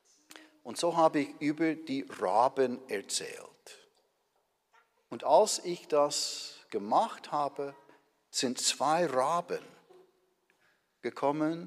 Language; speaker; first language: German; non-native, fluent; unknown